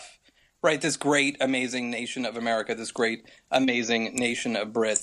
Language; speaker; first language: English; native; English